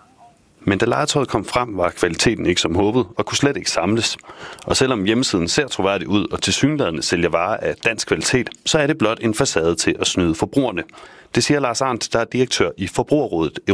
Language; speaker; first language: Danish; native; Danish